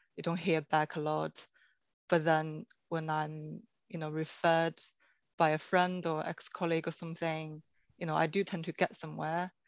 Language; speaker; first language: English; non-native, fluent; Chinese